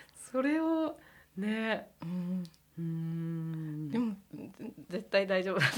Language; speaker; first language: Japanese; native; Japanese